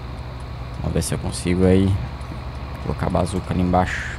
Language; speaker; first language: Portuguese; native; Portuguese